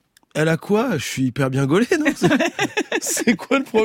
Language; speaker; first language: French; native; French